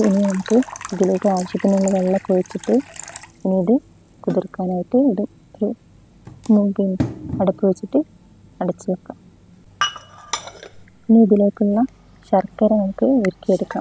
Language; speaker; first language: Malayalam; native; Malayalam